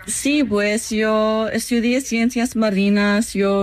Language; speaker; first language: Spanish; non-native, learner; English